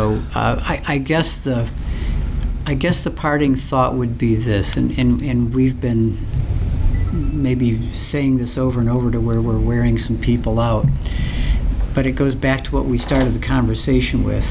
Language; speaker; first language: English; native; English